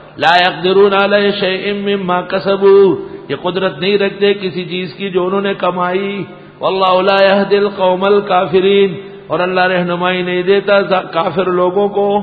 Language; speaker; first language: Urdu; non-native, local second language; Pashto